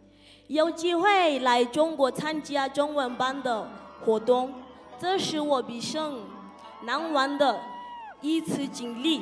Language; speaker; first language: Chinese; non-native, learner; Southern Sotho